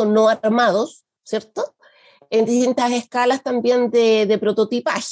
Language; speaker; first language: Spanish; native; Spanish